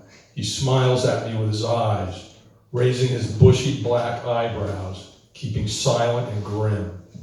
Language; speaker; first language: English; native; English